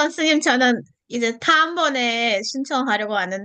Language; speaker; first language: Korean; non-native, fluent; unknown